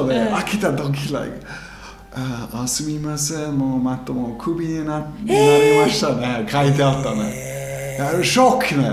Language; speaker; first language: Japanese; non-native, fluent; German